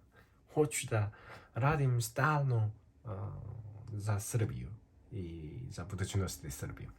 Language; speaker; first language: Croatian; non-native, fluent; Korean